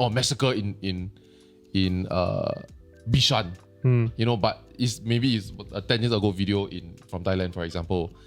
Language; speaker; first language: English; native; English